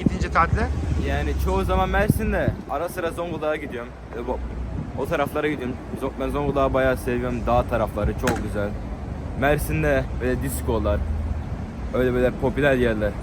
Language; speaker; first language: Turkish; early bilingual, heritage; Turkish